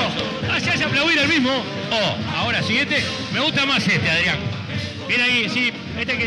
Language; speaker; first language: Spanish; native; Spanish